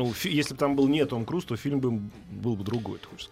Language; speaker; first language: Russian; native; Russian